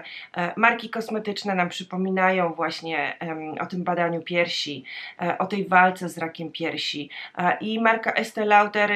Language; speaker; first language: Polish; native; Polish